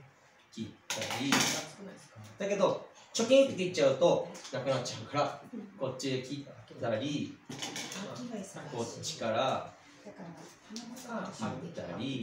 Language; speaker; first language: Japanese; native; Japanese